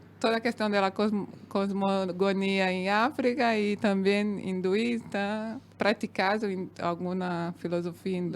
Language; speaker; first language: Spanish; non-native, fluent; Portuguese